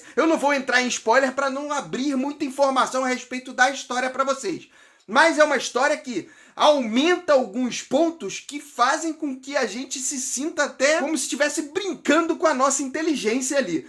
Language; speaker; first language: Portuguese; native; Portuguese